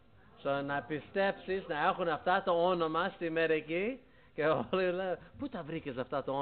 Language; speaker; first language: Greek; early bilingual, heritage; Greek